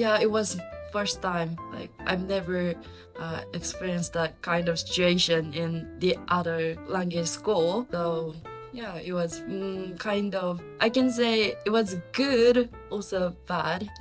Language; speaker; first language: English; non-native, learner; Japanese